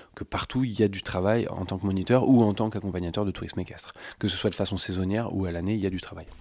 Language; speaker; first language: French; native; French